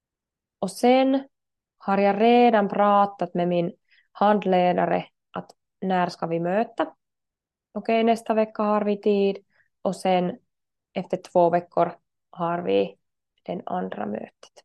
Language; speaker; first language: Swedish; non-native, learner; Finnish